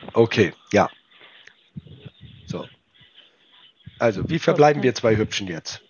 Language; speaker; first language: German; native; German